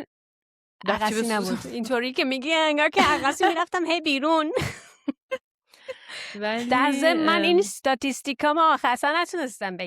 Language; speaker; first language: Persian; early bilingual, heritage; Persian